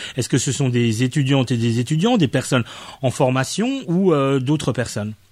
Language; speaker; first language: French; native; French